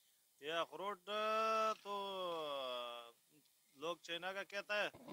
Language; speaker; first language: Hindi; non-native, local second language; Pashto